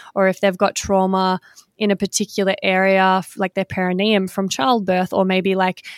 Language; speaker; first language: English; native; English